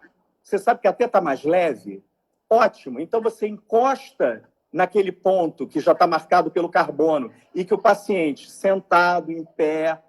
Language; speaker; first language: Portuguese; native; Portuguese